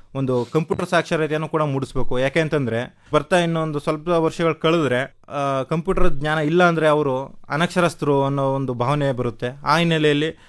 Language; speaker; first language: Kannada; native; Kannada